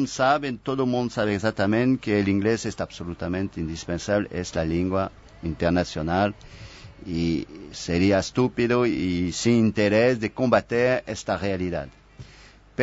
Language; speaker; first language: Portuguese; non-native, fluent; French